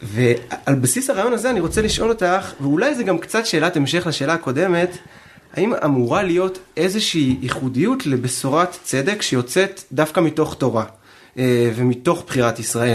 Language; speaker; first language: Hebrew; native; Hebrew